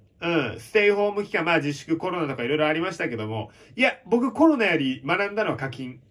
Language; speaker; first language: Japanese; native; Japanese